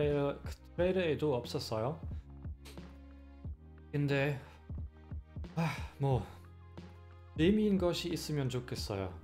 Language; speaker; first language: Korean; non-native, fluent; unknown